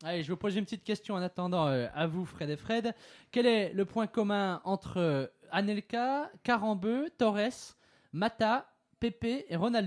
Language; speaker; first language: French; native; French